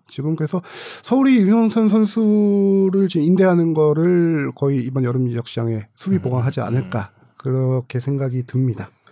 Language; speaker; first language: Korean; native; Korean